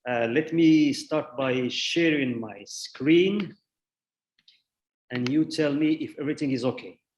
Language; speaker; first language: English; non-native, fluent; Arabic